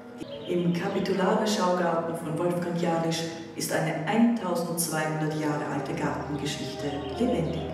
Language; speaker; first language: German; native; German